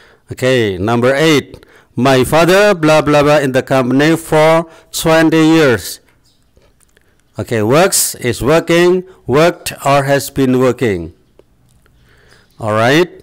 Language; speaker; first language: English; non-native, fluent; Indonesian